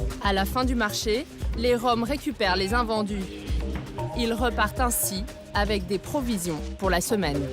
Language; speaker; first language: French; native; French